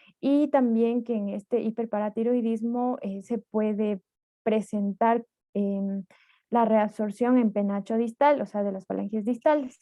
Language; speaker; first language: Spanish; native; Spanish